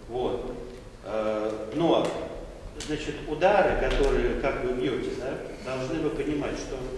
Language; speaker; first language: Russian; native; Russian